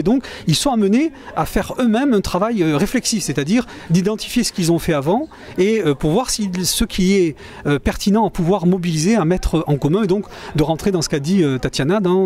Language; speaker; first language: French; native; French